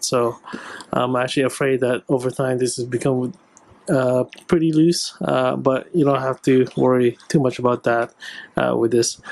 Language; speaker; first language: English; native; English